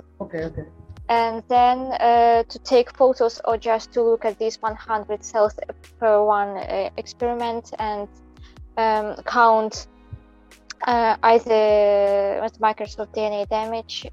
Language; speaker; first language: English; non-native, fluent; Belarusian